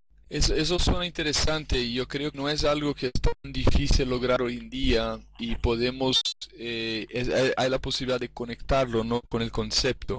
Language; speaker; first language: Spanish; non-native, fluent; Portuguese